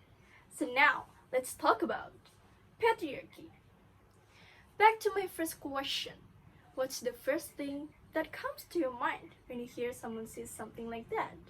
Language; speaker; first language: English; non-native, learner; Indonesian